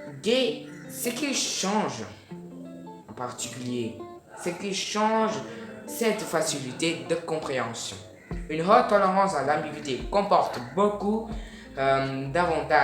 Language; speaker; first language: French; non-native, learner; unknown